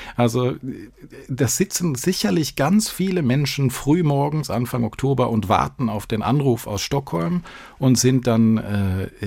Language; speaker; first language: German; non-native, fluent; Swedish